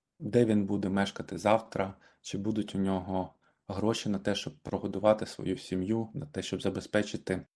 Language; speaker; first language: Ukrainian; native; Ukrainian